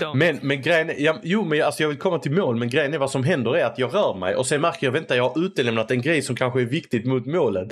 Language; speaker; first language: Swedish; native; Swedish